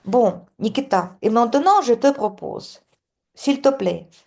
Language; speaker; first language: French; non-native, learner; Russian